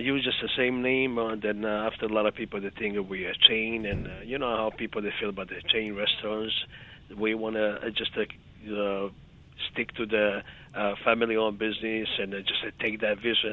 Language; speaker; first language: English; non-native, fluent; Serbian